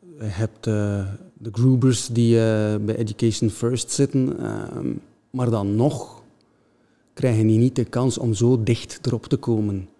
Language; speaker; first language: Dutch; native; Dutch